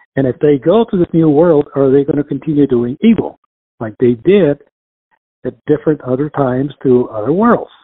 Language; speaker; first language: English; early bilingual, other home language; Spanish